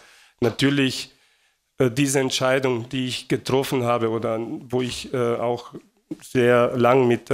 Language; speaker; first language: German; non-native, fluent; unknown